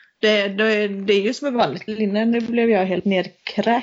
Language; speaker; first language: Swedish; native; Swedish